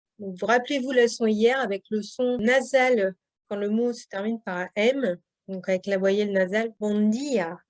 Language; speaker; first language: French; native; French